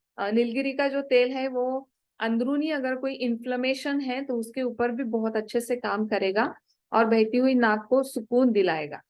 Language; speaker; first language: Hindi; non-native, local second language; Marathi